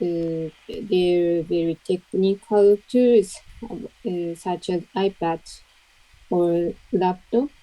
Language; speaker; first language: English; non-native, learner; Japanese